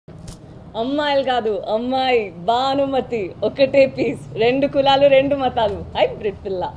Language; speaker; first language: Telugu; non-native, local second language; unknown